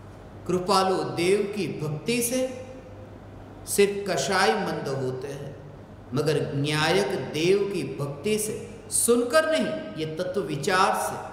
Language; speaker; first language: Hindi; non-native, local second language; Gujarati